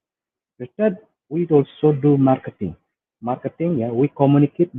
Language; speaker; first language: English; non-native, fluent; Indonesian